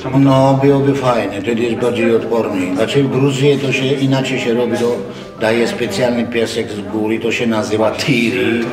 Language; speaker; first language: Polish; non-native, fluent; Georgian